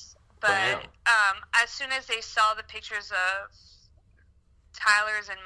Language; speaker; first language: English; non-native, fluent; French